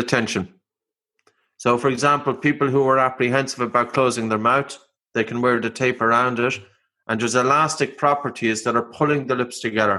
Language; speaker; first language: English; native; English